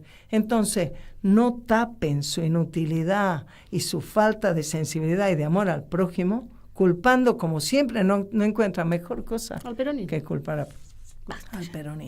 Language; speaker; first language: Spanish; native; Spanish